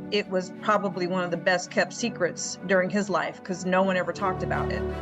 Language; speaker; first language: English; native; English